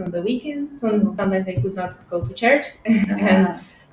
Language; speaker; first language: English; non-native, fluent; Polish